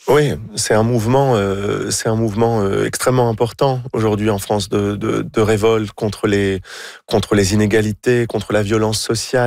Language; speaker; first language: French; native; French